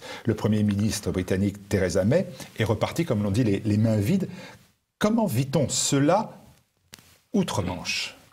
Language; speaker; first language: French; native; French